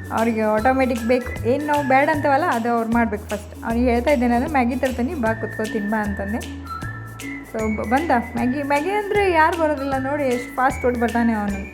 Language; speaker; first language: Kannada; native; Kannada